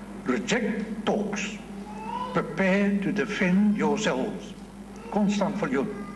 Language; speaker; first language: English; non-native, local second language; Afrikaans